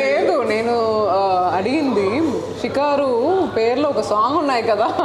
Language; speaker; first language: Telugu; non-native, learner; Tamil